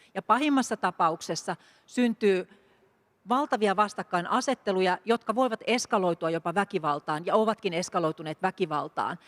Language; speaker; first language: Finnish; native; Finnish